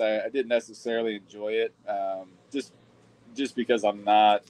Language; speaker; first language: English; native; English